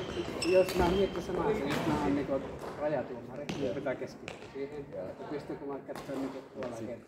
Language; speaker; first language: Finnish; non-native, learner; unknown